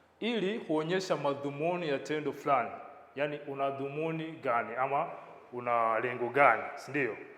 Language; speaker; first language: Swahili; non-native, local second language; Kinyarwanda